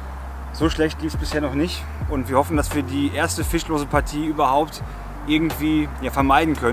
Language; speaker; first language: German; native; German